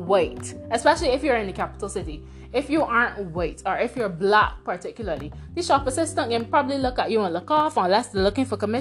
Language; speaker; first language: English; non-native, local second language; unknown